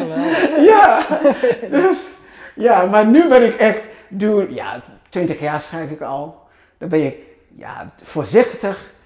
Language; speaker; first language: Dutch; non-native, fluent; Arabic